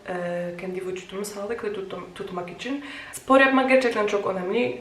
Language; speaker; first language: Turkish; non-native, fluent; Polish